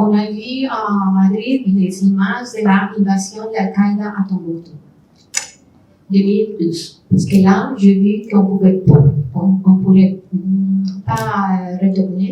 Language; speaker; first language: French; non-native, fluent; Spanish